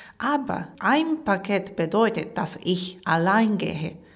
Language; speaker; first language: German; non-native, learner; Japanese